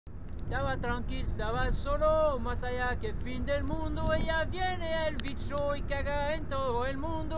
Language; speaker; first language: Spanish; non-native, learner; French